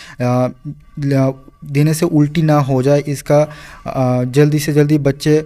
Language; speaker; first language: Hindi; non-native, local second language; Bangla